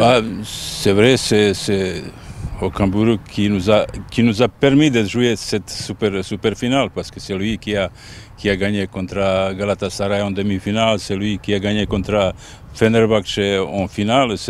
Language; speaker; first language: French; non-native, fluent; Bosnian